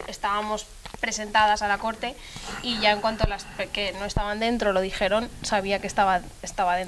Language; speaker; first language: Spanish; native; Spanish